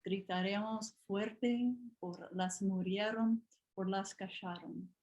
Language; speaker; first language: Spanish; non-native, learner; English